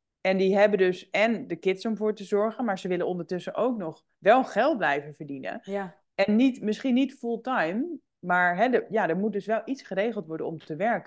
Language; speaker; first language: Dutch; native; Dutch